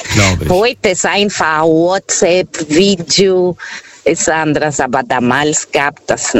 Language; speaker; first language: German; non-native, fluent; Portuguese